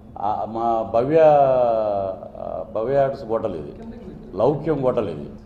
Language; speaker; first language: Telugu; native; Telugu